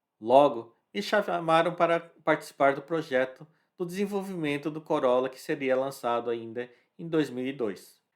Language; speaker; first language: Portuguese; early bilingual, other home language; Japanese